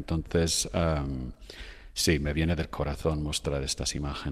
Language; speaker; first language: Spanish; non-native, fluent; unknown